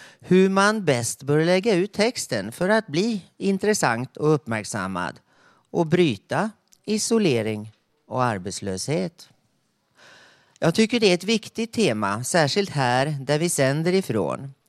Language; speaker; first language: Swedish; native; Swedish